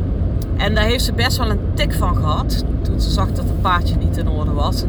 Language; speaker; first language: Dutch; native; Dutch